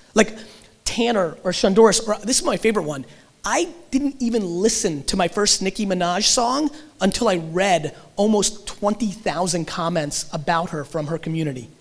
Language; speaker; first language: English; early bilingual, other home language; Russian